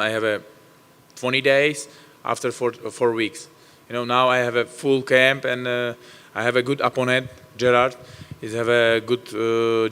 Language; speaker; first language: English; non-native, learner; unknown